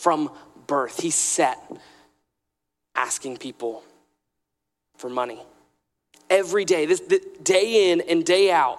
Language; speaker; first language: English; native; English